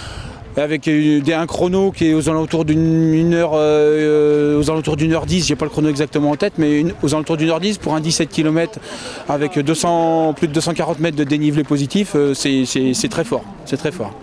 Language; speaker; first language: French; native; French